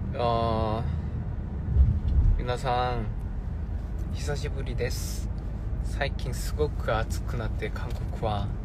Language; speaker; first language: Japanese; non-native, fluent; Korean